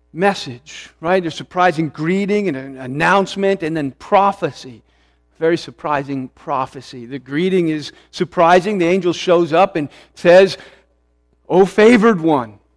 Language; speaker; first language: English; early bilingual, other home language; Swedish